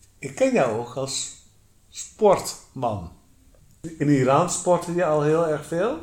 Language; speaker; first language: Dutch; native; Dutch